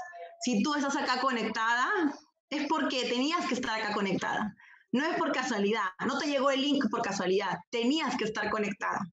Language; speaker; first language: Spanish; native; Spanish